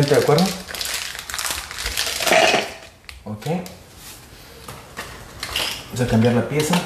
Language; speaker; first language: Spanish; native; Spanish